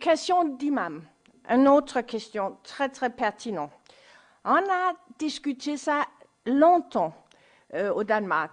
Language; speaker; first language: French; non-native, fluent; Danish